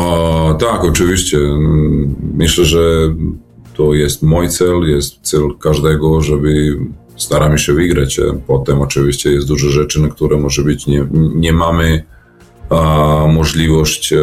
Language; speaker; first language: Polish; non-native, fluent; Serbian